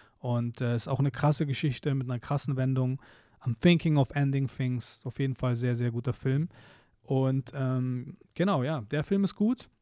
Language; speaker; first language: German; early bilingual, other home language; Polish